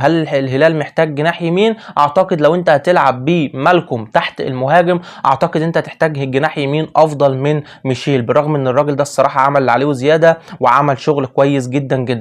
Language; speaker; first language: Arabic; native; Arabic